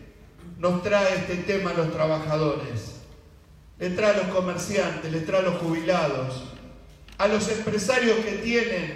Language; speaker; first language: Spanish; native; Spanish